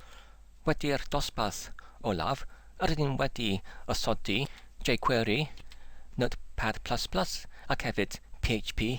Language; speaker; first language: Welsh; non-native, learner; English